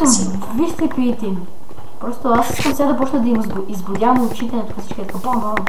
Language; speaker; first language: Bulgarian; native; Bulgarian